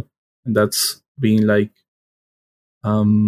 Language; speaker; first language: English; non-native, fluent; Spanish